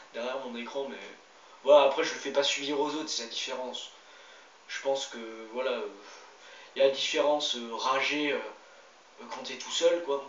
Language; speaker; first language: French; native; French